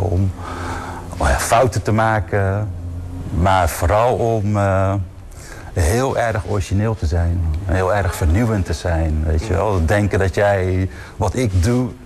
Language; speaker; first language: Dutch; native; Dutch